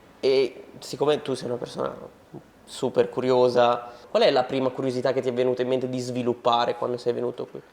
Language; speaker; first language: Italian; native; Italian